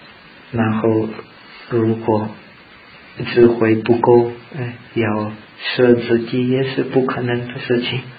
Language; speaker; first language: Chinese; non-native, fluent; Czech